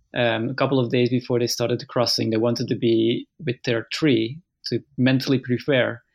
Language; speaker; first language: English; non-native, fluent; Dutch